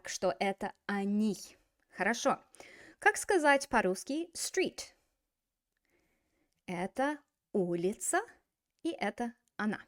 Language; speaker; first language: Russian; non-native, fluent; English